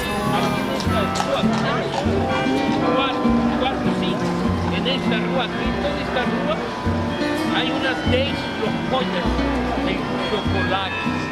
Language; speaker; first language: Portuguese; non-native, fluent; French